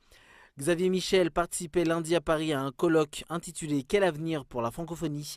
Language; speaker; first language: French; non-native, local second language; Malagasy